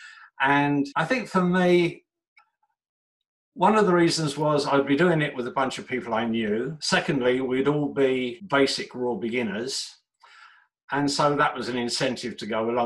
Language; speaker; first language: English; native; English